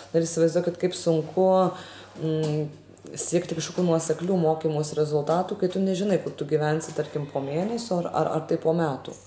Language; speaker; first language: Lithuanian; native; Lithuanian